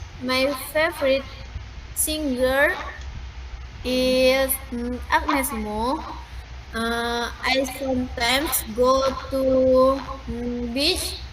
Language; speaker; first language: English; non-native, learner; Indonesian